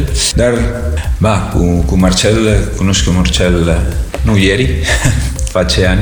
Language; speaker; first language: Romanian; non-native, learner; Spanish